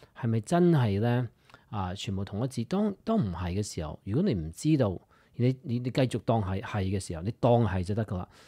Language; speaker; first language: Cantonese; early bilingual, heritage; Cantonese